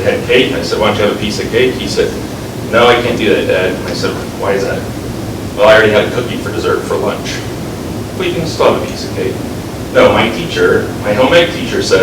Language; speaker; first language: English; native; English